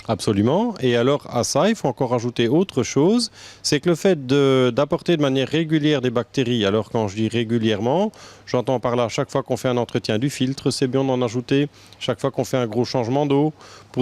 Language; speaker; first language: French; native; French